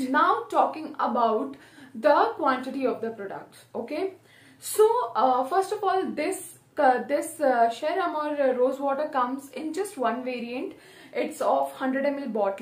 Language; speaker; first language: English; non-native, local second language; Hindi